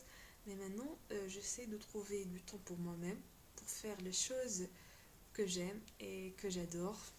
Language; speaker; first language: French; non-native, local second language; Arabic